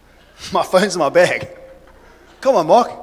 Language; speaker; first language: English; native; English